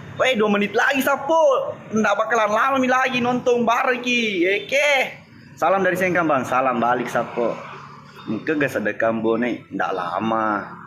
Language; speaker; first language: Indonesian; non-native, local second language; Buginese